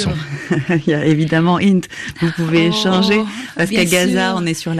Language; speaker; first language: French; native; French